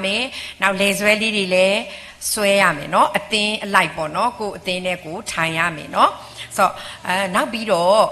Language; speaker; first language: Burmese; non-native, local second language; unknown